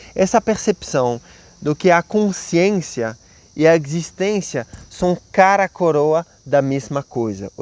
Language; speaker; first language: Portuguese; non-native, fluent; French